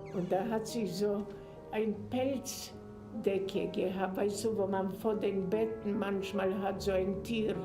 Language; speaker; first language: German; non-native, fluent; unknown